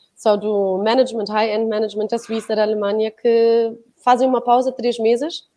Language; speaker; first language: Portuguese; non-native, fluent; German